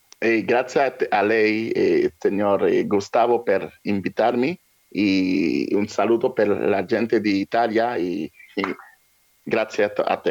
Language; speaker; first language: Italian; non-native, learner; French